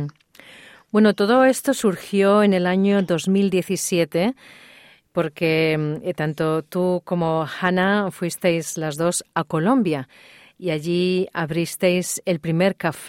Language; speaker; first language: Spanish; native; Spanish